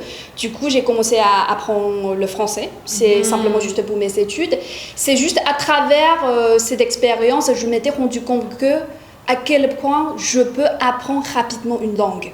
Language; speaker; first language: French; non-native, fluent; Chinese